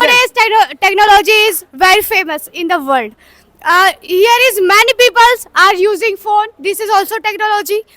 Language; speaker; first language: English; non-native, learner; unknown